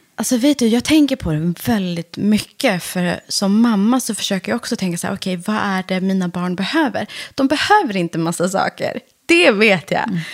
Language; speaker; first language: Swedish; early bilingual, other home language; Persian